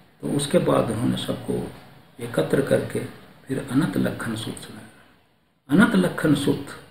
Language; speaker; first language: Hindi; native; Hindi